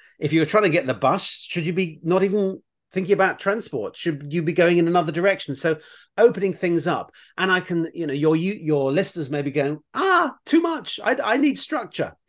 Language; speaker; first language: English; native; English